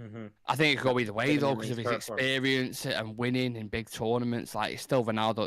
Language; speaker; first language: English; native; English